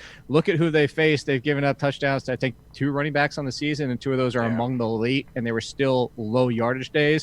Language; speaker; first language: English; native; English